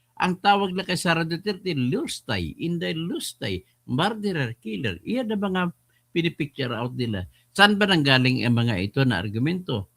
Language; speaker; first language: Filipino; non-native, local second language; Hiligaynon